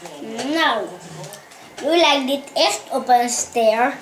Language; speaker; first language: Dutch; early bilingual, heritage; Dutch